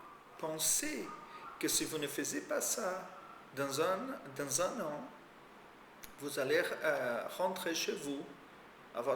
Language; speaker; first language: French; non-native, fluent; Portuguese